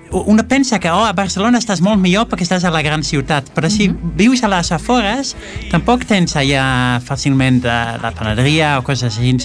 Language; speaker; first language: Catalan; non-native, fluent; Dutch